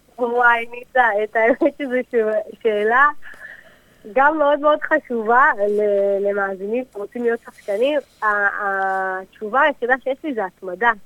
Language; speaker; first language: Hebrew; native; Hebrew